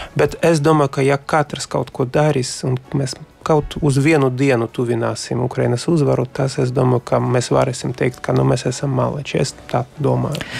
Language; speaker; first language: Latvian; non-native, local second language; Russian